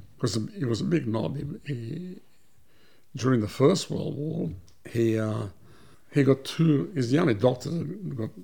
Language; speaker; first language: English; early bilingual, other home language; Serbian